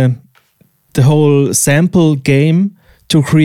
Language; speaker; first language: English; non-native, fluent; Swiss German